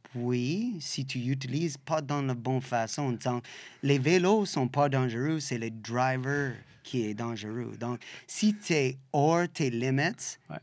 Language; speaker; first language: French; non-native, local second language; English